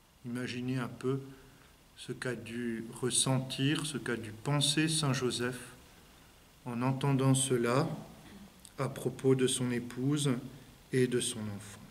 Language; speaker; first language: French; native; French